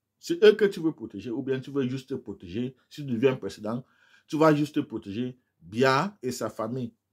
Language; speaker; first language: French; non-native, local second language; English